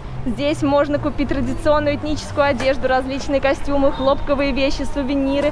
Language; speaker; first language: Russian; native; Russian